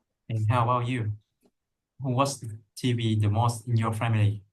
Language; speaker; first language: English; non-native, learner; Vietnamese